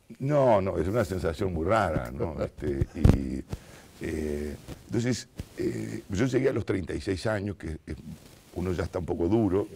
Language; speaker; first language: Spanish; native; Spanish